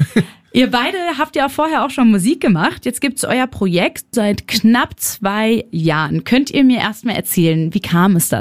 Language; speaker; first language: German; native; German